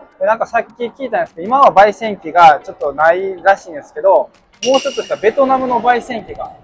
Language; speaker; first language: Japanese; native; Japanese